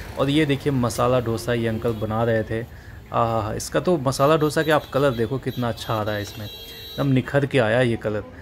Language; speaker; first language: Hindi; native; Hindi